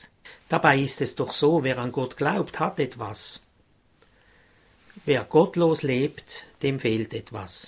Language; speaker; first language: German; native; German